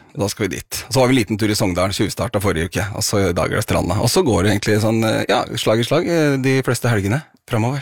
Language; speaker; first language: Norwegian; native; Norwegian